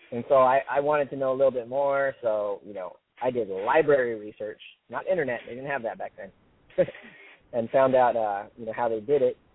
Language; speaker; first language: English; native; English